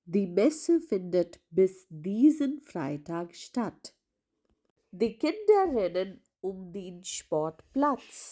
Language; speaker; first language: German; non-native, fluent; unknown